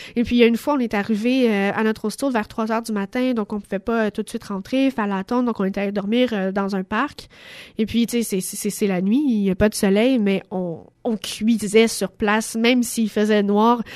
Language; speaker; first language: French; native; French